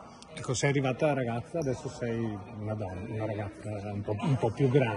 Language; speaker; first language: Italian; native; Italian